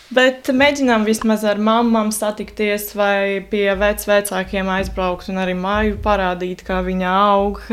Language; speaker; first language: Latvian; non-native, local second language; Russian